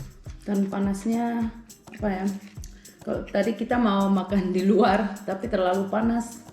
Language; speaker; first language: Indonesian; early bilingual, heritage; Indonesian